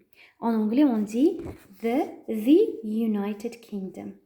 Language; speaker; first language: French; non-native, fluent; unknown